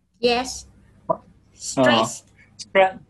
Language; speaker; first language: English; non-native, fluent; Vietnamese